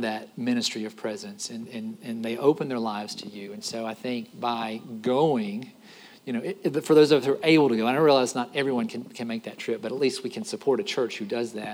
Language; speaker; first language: English; native; English